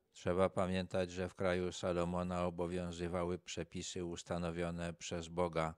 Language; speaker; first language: Polish; native; Polish